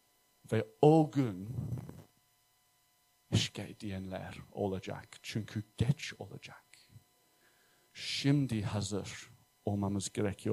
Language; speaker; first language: Turkish; non-native, fluent; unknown